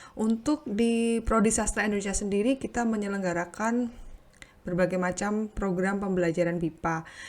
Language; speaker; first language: Indonesian; native; Indonesian